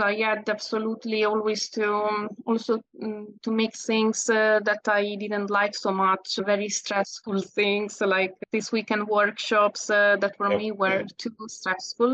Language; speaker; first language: English; non-native, fluent; Italian